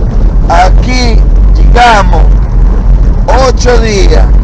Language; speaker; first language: Portuguese; non-native, learner; Spanish